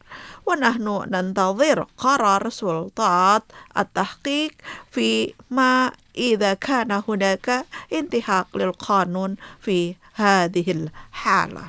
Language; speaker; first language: Arabic; non-native, fluent; Indonesian